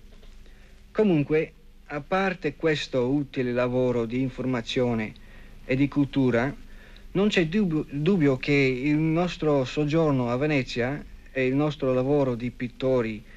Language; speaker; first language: Italian; non-native, fluent; English